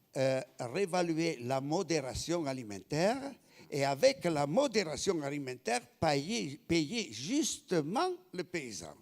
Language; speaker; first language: French; non-native, fluent; Italian